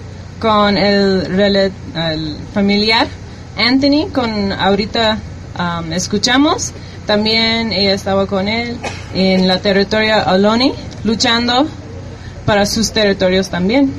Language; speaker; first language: Spanish; early bilingual, heritage; Spanish